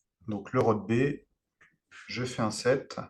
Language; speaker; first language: French; native; French